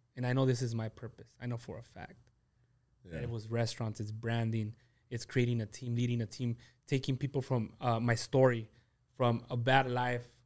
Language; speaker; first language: English; early bilingual, other home language; Spanish